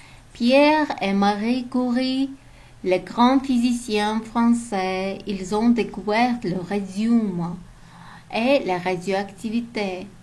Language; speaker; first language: French; non-native, learner; Uzbek